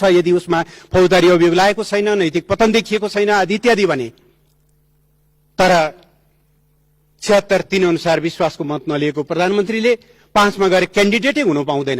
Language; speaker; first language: Nepali; native; Nepali